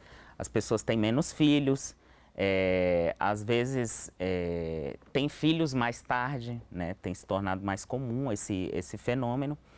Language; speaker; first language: Portuguese; native; Portuguese